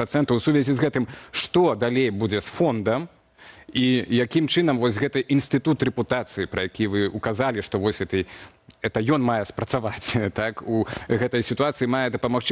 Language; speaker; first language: Belarusian; native; Belarusian